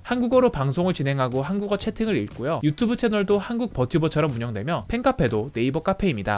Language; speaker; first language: Korean; native; Korean